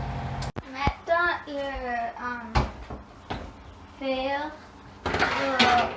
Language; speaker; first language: French; non-native, learner; English